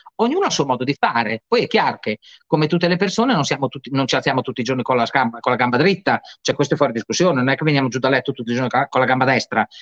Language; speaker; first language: Italian; native; Italian